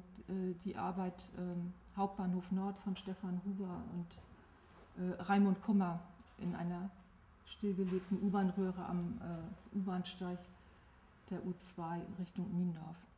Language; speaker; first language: German; native; German